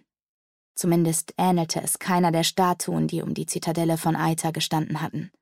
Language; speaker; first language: German; native; German